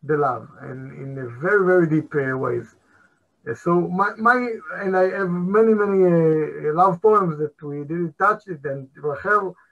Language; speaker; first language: English; non-native, fluent; Hebrew